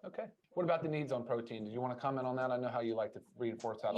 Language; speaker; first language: English; native; English